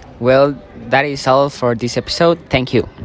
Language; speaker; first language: English; non-native, learner; Spanish